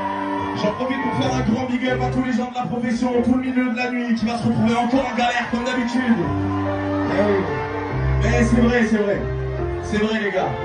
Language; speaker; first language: French; native; French